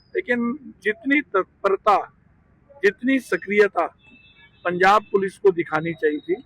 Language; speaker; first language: Hindi; non-native, local second language; Punjabi